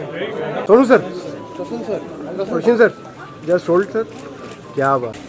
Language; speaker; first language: Hindi; native; Hindi